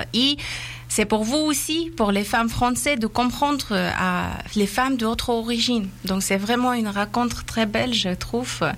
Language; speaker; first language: French; non-native, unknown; Persian